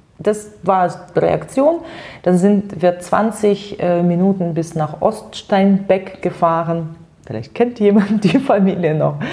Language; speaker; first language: German; non-native, fluent; Russian